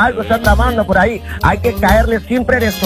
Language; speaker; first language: Spanish; native; Spanish